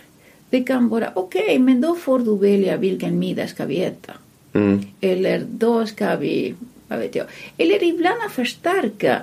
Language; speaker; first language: Swedish; non-native, fluent; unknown